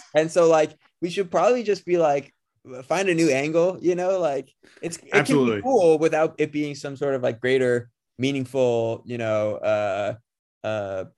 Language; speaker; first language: English; native; English